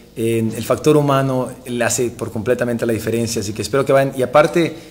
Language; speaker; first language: Spanish; native; Spanish